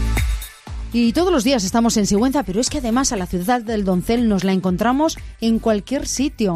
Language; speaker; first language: Spanish; native; Spanish